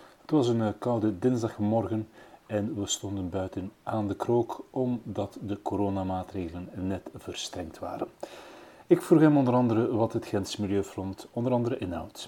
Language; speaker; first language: Dutch; native; Dutch